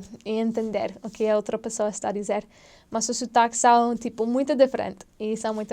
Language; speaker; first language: Portuguese; non-native, fluent; English